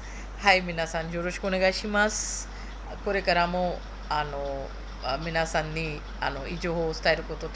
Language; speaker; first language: Japanese; non-native, fluent; Hindi